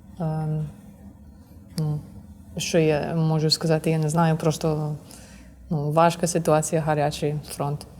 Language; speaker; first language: Ukrainian; non-native, learner; English